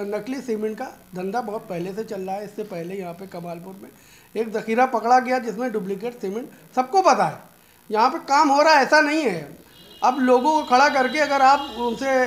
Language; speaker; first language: Hindi; native; Hindi